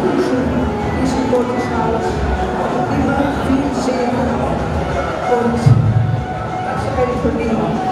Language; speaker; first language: German; non-native, learner; Telugu